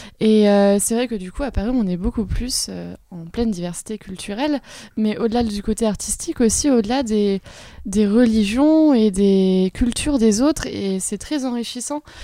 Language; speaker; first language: French; native; French